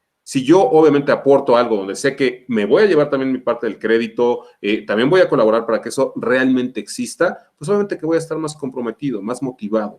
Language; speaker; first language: Spanish; native; Spanish